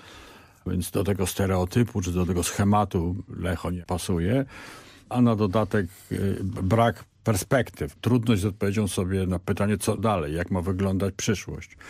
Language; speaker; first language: Polish; native; Polish